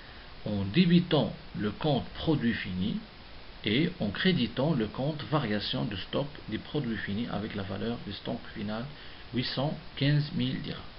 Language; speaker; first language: French; non-native, local second language; Arabic